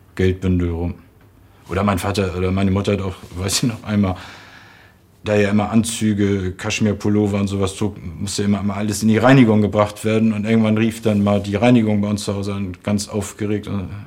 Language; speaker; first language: German; native; German